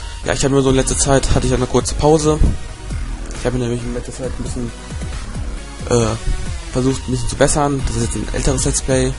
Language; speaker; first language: German; native; German